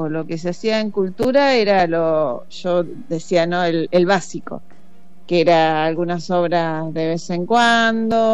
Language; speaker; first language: Spanish; native; Spanish